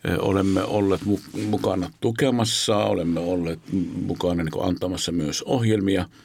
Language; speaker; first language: Finnish; non-native, fluent; Arabic